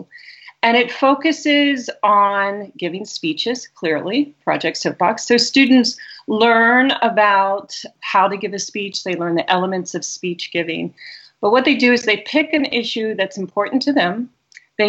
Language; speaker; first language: English; native; English